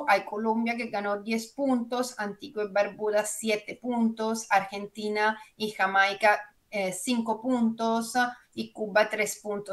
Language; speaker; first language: Spanish; non-native, fluent; Italian